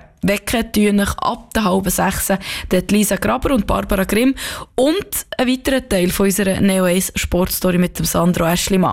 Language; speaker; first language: German; native; German